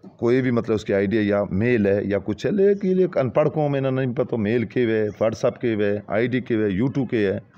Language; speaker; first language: Hindi; non-native, local second language; Gujari